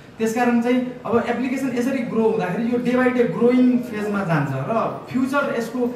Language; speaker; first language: Nepali; native; Nepali